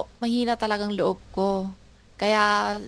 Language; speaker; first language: Filipino; non-native, learner; Chinese